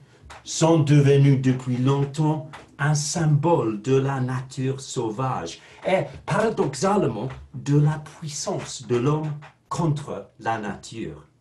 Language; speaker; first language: French; non-native, fluent; English